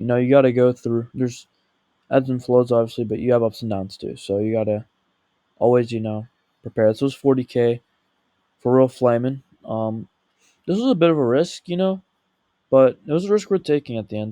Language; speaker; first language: English; native; English